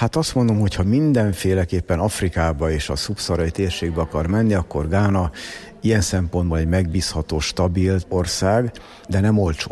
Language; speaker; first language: Hungarian; native; Hungarian